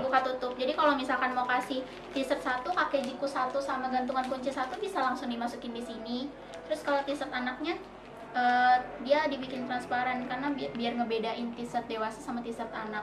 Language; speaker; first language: Indonesian; native; Indonesian